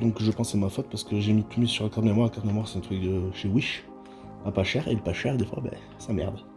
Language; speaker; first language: French; native; French